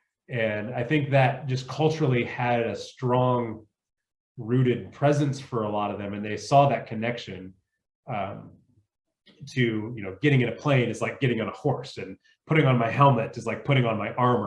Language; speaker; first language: English; native; English